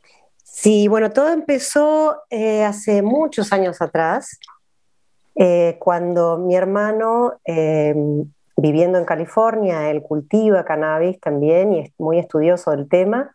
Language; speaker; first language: Spanish; native; Spanish